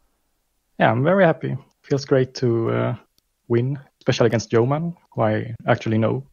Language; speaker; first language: English; non-native, fluent; Swedish